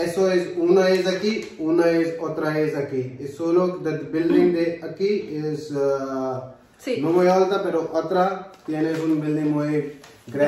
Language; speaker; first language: Spanish; non-native, learner; Hindi